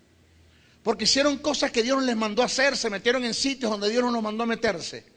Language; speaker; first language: Spanish; native; Spanish